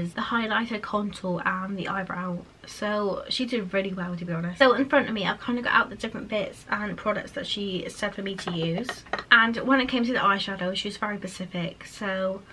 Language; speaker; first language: English; native; English